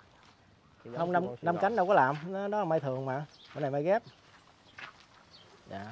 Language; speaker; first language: Vietnamese; native; Vietnamese